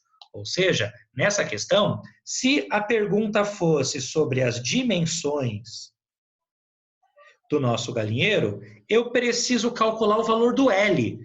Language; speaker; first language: Portuguese; native; Portuguese